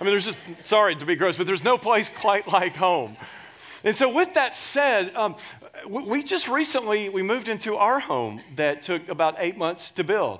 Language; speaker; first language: English; native; English